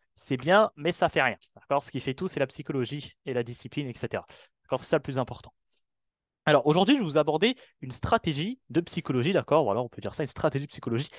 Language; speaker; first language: French; non-native, local second language; Arabic